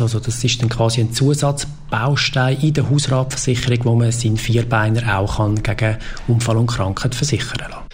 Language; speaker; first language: German; native; German